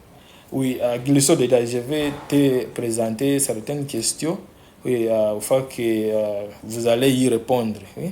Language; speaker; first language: French; non-native, fluent; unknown